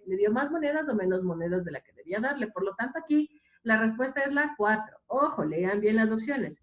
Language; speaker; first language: Spanish; native; Spanish